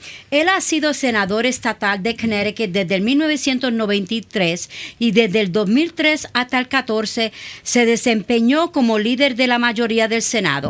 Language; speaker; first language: Spanish; early bilingual, other home language; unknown